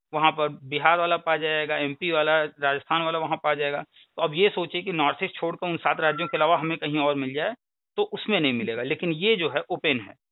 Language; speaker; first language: Hindi; native; Hindi